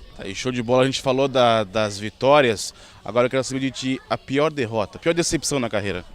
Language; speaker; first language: Portuguese; native; Portuguese